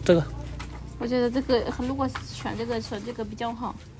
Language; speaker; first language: Chinese; non-native, learner; Lao